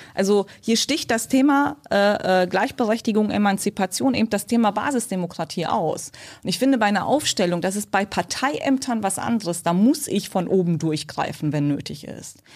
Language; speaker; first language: German; early bilingual, other home language; Turkish